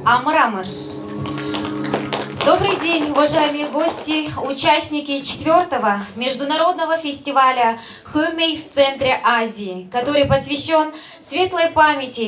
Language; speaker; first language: Russian; non-native, local second language; Tuvinian